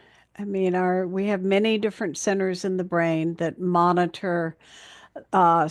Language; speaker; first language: English; native; English